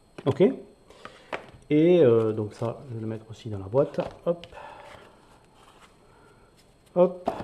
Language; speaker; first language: French; native; French